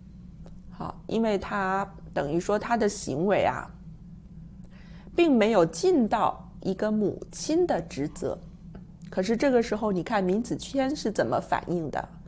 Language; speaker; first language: Chinese; native; Chinese